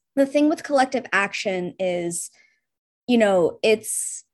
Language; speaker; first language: English; early bilingual, heritage; Russian